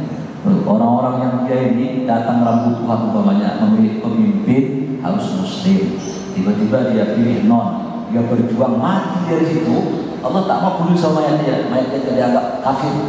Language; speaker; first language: Indonesian; native; Indonesian